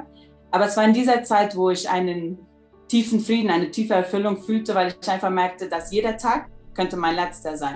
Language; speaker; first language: German; early bilingual, heritage; German